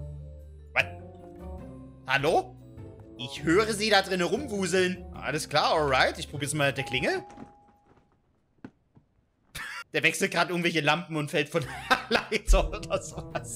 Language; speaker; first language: German; native; German